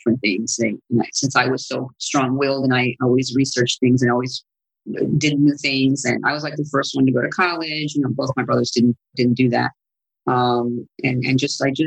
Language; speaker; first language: English; non-native, fluent; Italian